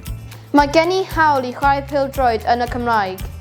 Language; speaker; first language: Welsh; non-native, local second language; English